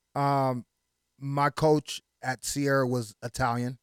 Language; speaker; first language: English; early bilingual, other home language; Haitian Creole